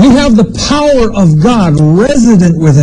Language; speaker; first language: English; native; English